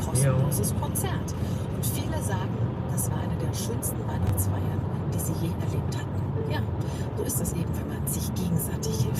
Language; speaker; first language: German; native; German